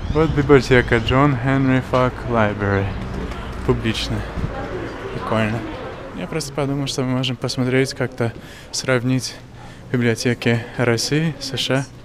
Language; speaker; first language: Russian; non-native, fluent; English